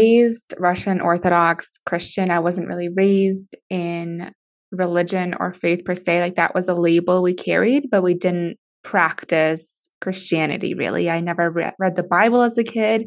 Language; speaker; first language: English; early bilingual, other home language; Russian